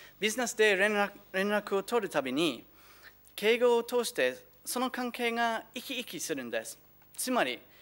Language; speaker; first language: Japanese; non-native, fluent; English